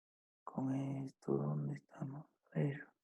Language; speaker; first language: Spanish; native; Spanish